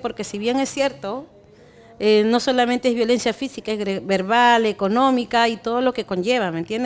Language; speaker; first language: Spanish; native; Spanish